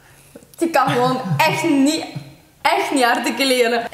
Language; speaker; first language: Dutch; early bilingual, other home language; Turkish